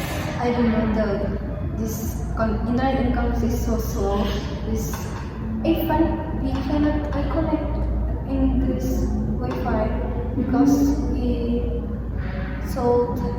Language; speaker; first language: English; non-native, learner; Indonesian